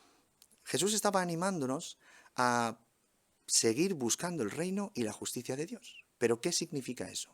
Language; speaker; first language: Spanish; native; Spanish